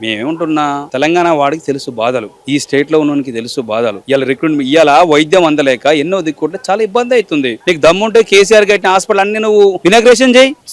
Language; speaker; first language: Telugu; native; Telugu